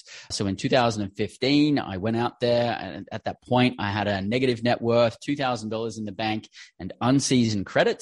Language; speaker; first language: English; native; English